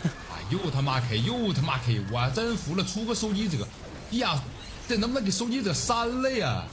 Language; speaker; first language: Chinese; native; Chinese